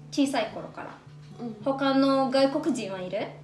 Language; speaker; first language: Japanese; early bilingual, other home language; Indonesian